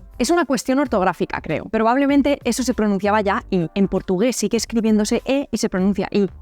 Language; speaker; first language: Spanish; native; Spanish